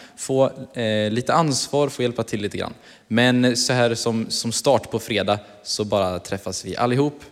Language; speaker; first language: Swedish; native; Swedish